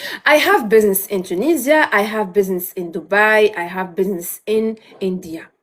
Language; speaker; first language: English; non-native, learner; Arabic